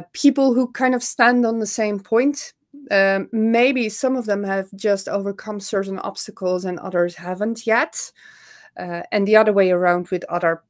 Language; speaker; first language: English; non-native, fluent; Dutch